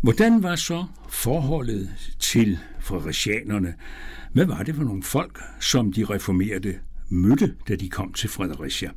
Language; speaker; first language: Danish; native; Danish